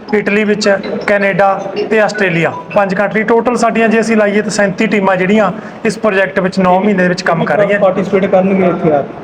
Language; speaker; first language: Punjabi; native; Punjabi